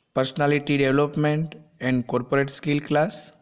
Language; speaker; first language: English; non-native, local second language; Gujarati